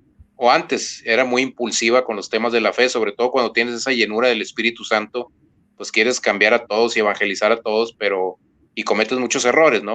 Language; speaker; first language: Spanish; native; Spanish